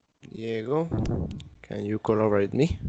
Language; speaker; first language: English; non-native, learner; Spanish